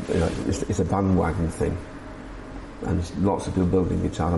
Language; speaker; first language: English; native; English